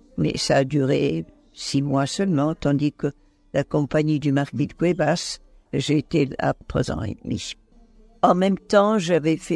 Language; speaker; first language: French; non-native, fluent; Italian